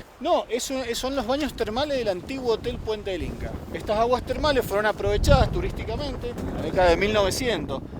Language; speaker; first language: Spanish; native; Spanish